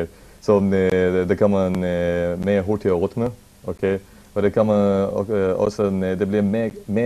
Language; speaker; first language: Danish; non-native, learner; Arabic